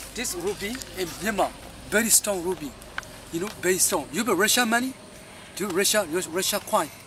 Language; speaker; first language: English; non-native, learner; Burmese